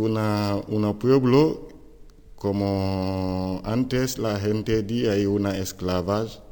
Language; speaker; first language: Spanish; non-native, learner; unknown